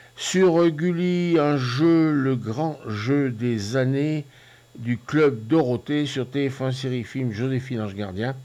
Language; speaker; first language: French; native; French